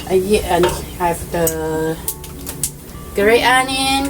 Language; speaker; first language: English; non-native, learner; Chinese